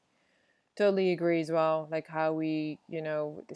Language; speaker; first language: English; non-native, fluent; Dutch